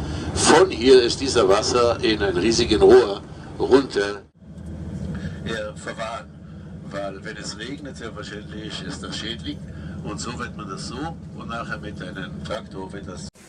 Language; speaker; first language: German; non-native, learner; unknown